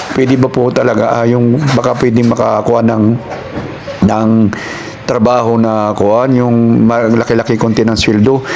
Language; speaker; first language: Filipino; non-native, local second language; Cebuano